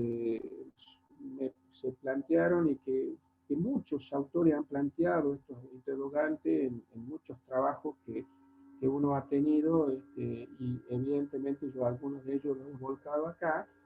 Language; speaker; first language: Spanish; native; Spanish